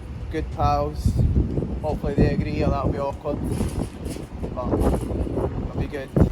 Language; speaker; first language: English; native; English